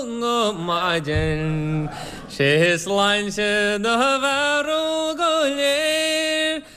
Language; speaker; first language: Irish; native; Irish